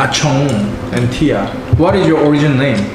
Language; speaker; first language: English; non-native, learner; Korean